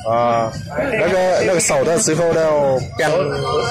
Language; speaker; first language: Chinese; non-native, fluent; Vietnamese